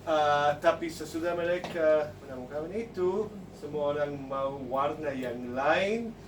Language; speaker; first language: Indonesian; non-native, fluent; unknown